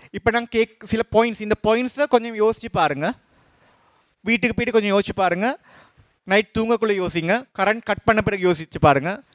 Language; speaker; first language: Tamil; non-native, local second language; Sinhala